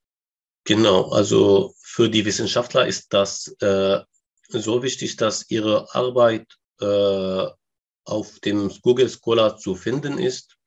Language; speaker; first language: German; non-native, learner; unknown